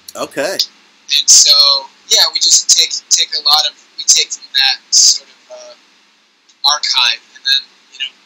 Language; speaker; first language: English; native; English